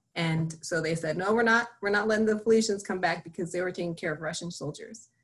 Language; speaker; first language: English; native; English